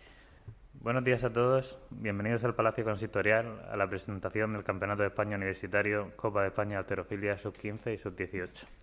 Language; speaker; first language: Spanish; native; Spanish